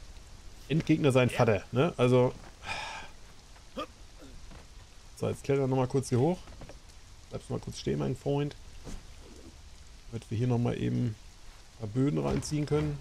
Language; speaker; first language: German; native; German